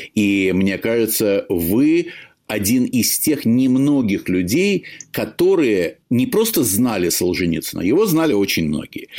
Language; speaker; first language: Russian; native; Russian